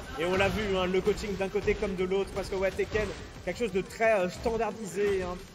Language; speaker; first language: French; native; French